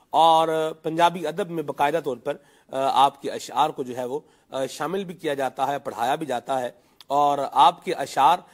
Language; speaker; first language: Urdu; non-native, local second language; Punjabi